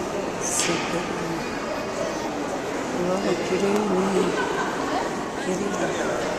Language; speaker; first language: Japanese; non-native, learner; Filipino